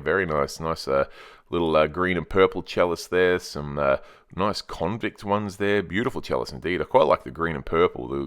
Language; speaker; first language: English; native; English